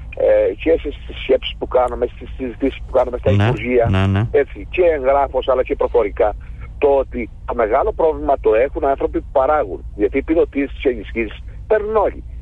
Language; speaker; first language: Greek; native; Greek